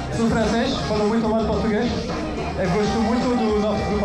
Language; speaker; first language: Portuguese; non-native, learner; French